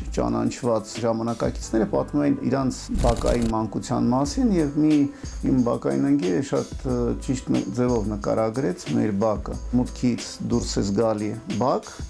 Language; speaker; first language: Armenian; non-native, local second language; Russian